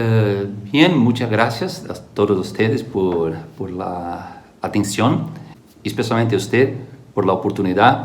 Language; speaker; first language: Spanish; non-native, fluent; Portuguese